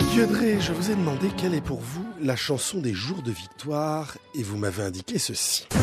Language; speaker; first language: French; native; French